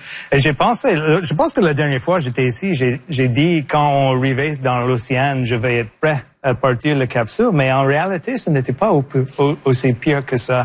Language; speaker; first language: French; non-native, local second language; English